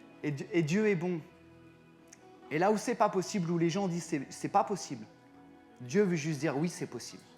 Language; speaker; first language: French; native; French